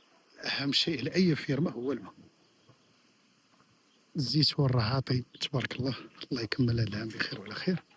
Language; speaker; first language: Arabic; native; Arabic